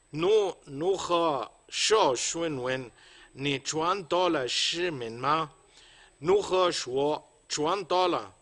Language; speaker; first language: Chinese; non-native, fluent; Arabic